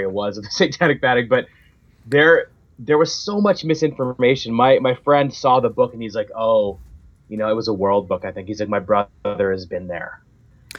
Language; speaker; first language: English; native; English